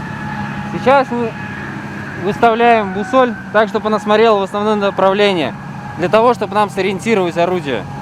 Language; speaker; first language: Russian; native; Russian